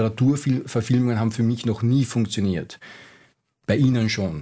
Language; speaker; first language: German; native; German